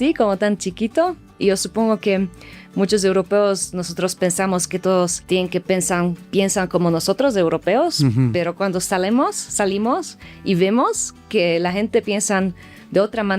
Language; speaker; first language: Spanish; non-native, fluent; Slovak